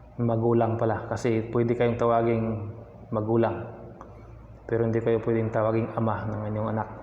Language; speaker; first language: Filipino; native; Filipino